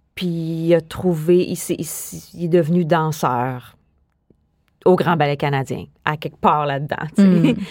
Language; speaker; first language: French; native; French